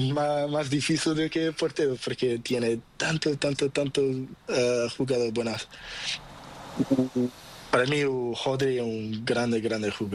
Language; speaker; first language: Spanish; non-native, learner; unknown